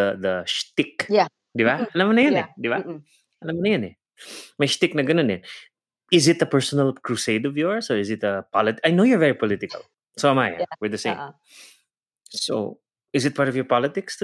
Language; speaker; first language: English; non-native, local second language; Cebuano